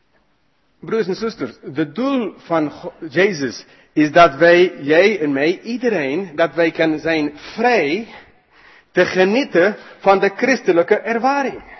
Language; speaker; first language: Dutch; non-native, fluent; English